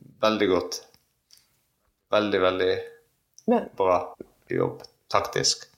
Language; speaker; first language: Norwegian; non-native, fluent; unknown